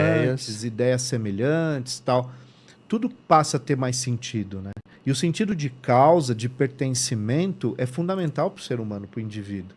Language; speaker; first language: Portuguese; native; Portuguese